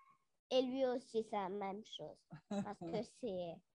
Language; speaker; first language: French; non-native, local second language; Arabic